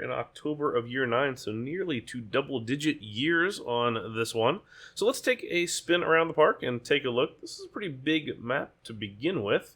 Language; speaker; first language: English; native; English